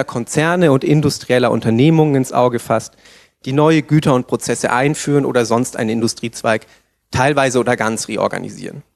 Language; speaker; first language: German; native; German